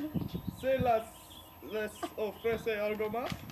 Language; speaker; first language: Spanish; non-native, learner; English